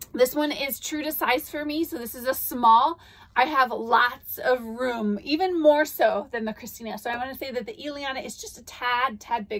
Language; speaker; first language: English; native; English